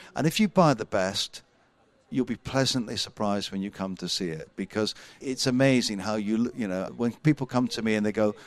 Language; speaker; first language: English; native; English